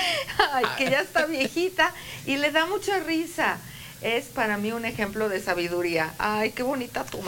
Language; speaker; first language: Spanish; native; Spanish